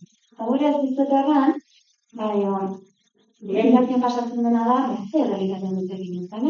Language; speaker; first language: Basque; native; Basque